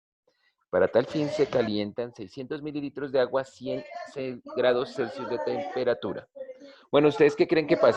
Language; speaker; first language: Spanish; native; Spanish